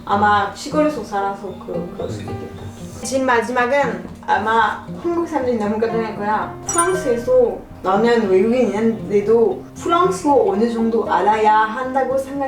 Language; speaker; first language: Korean; non-native, learner; French